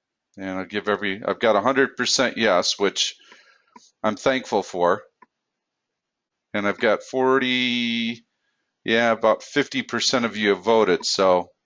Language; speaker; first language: English; native; English